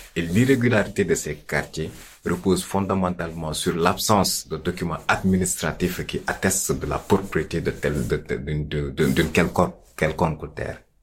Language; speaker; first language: French; non-native, local second language; Wolof